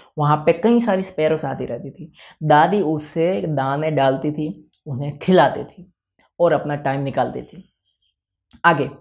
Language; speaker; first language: Hindi; non-native, local second language; Gujarati